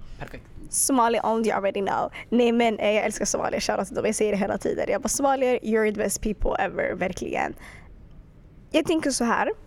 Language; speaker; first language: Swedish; early bilingual, other home language; Arabic